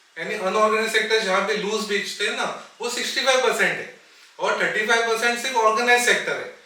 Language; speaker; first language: Hindi; non-native, local second language; Marathi